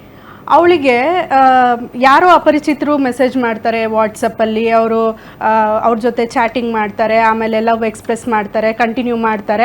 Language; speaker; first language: Kannada; native; Kannada